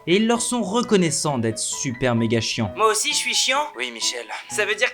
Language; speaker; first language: French; native; French